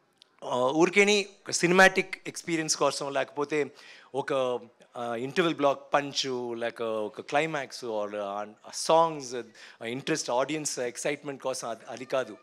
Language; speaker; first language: Telugu; non-native, learner; Tamil